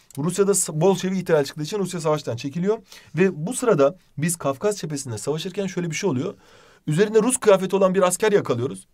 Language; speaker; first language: Turkish; native; Turkish